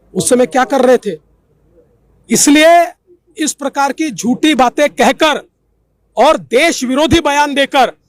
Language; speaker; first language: Hindi; non-native, local second language; Marathi